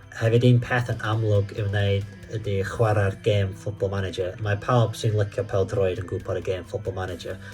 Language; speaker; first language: Welsh; non-native, local second language; English